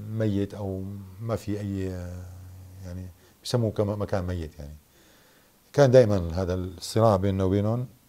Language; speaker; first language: Arabic; native; Arabic